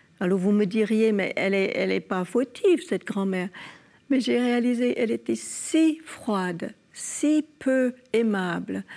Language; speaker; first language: French; non-native, fluent; English